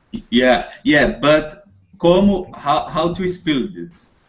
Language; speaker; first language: English; non-native, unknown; Portuguese